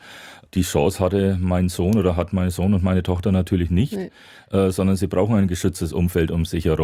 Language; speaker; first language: German; native; German